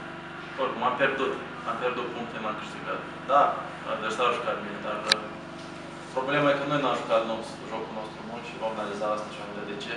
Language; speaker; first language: Romanian; non-native, local second language; Russian